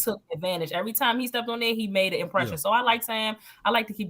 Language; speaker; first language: English; native; English